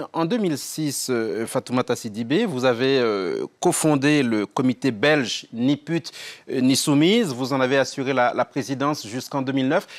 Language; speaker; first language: French; native; French